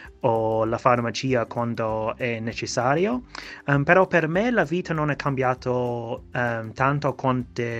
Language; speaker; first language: Italian; non-native, fluent; English